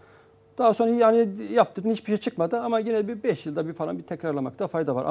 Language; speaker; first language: Turkish; native; Turkish